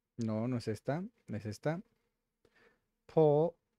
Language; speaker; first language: Spanish; native; Spanish